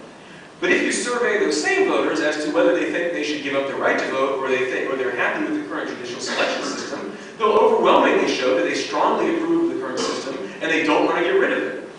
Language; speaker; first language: English; native; English